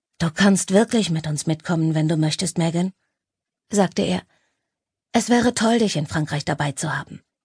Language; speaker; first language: German; native; German